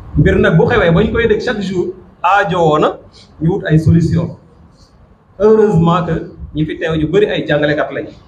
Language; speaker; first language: Wolof; non-native, local second language; Serer